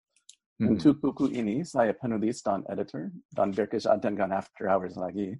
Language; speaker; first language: Indonesian; non-native, fluent; English